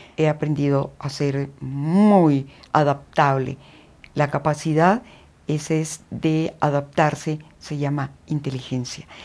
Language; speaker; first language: Spanish; native; Spanish